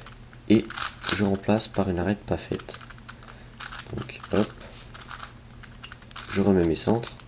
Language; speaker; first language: French; native; French